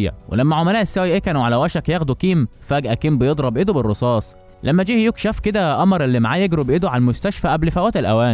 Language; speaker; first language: Arabic; native; Arabic